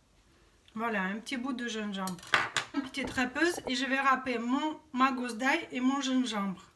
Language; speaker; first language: French; non-native, fluent; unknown